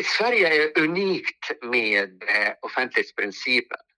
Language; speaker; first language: Swedish; non-native, fluent; Arabic